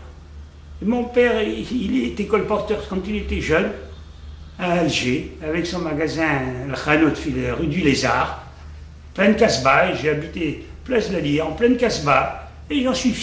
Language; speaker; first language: French; native; French